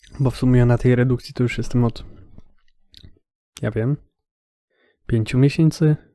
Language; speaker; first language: Polish; native; Polish